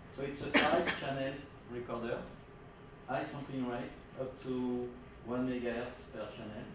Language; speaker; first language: English; non-native, fluent; French